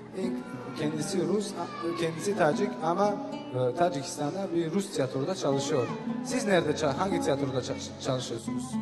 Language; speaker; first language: Turkish; non-native, fluent; Tajik